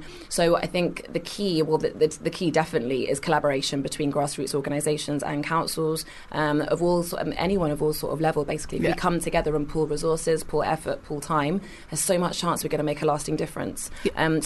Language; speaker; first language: English; native; English